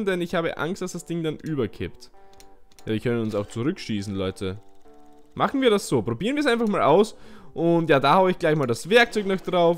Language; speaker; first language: German; native; German